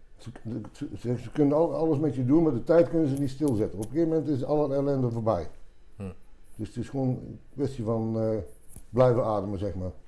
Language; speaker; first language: Dutch; native; Dutch